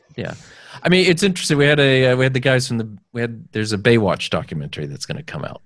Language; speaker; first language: English; native; English